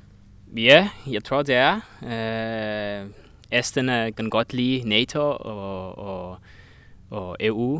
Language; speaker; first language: Danish; non-native, learner; Estonian